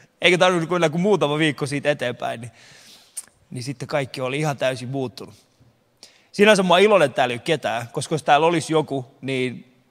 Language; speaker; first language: Finnish; early bilingual, other home language; Persian